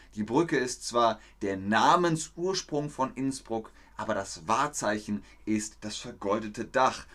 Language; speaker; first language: German; native; German